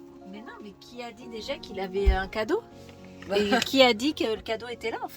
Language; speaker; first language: French; native; French